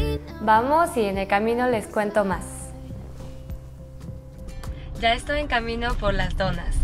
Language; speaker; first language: Spanish; non-native, fluent; Korean